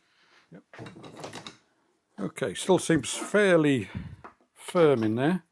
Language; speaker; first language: English; native; English